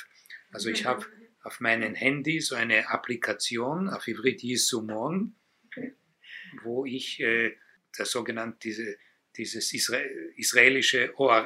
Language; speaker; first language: German; non-native, fluent; Hebrew